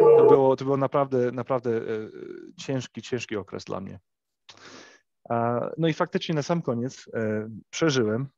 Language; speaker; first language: Polish; early bilingual, heritage; English